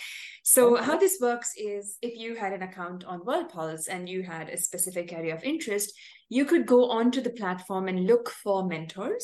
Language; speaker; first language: English; non-native, local second language; Tamil